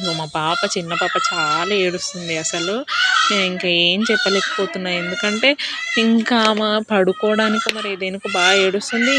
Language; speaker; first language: Telugu; non-native, local second language; Lambadi